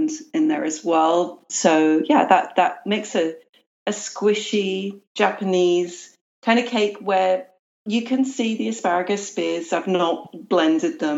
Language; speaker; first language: English; native; English